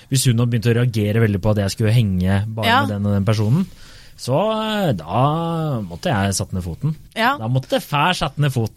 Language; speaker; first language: Norwegian; native; Norwegian